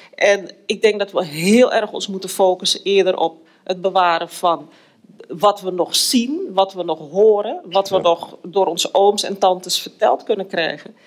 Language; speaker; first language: Dutch; native; Dutch